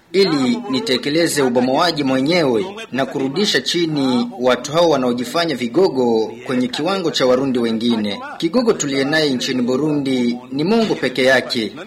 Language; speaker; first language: Swahili; non-native, local second language; Rundi